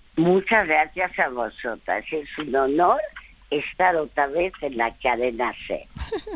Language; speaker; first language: Spanish; early bilingual, other home language; French